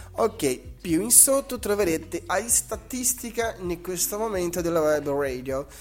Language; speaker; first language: Italian; non-native, fluent; Portuguese